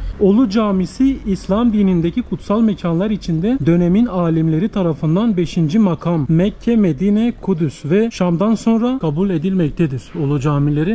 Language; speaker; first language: Turkish; native; Turkish